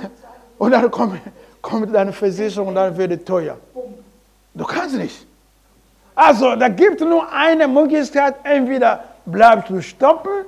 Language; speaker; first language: German; non-native, learner; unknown